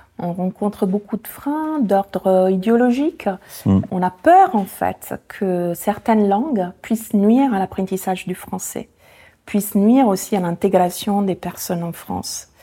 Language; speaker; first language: French; non-native, fluent; Italian